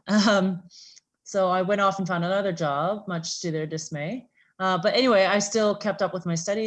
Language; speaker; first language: English; native; English